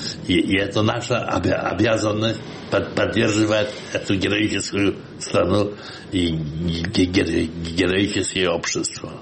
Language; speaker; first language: Russian; non-native, fluent; Polish